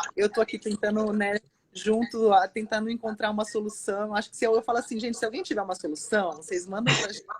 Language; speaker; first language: Portuguese; native; Portuguese